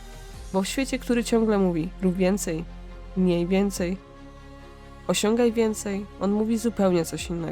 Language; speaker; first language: Polish; native; Polish